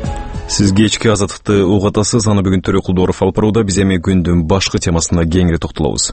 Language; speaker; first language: Kyrgyz; native; Kyrgyz